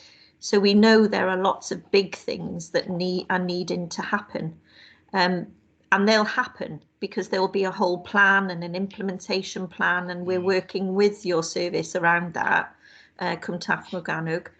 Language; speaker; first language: English; native; English